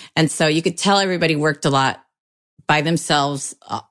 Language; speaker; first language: English; native; English